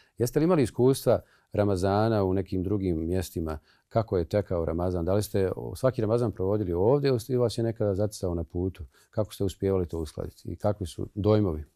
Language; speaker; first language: Bosnian; native; Bosnian